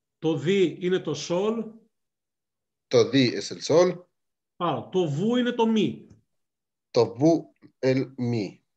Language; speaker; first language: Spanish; non-native, learner; Greek